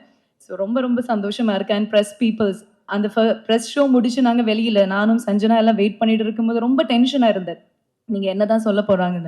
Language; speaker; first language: Tamil; non-native, fluent; Malayalam